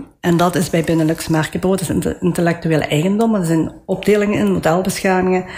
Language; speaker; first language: Dutch; early bilingual, other home language; Italian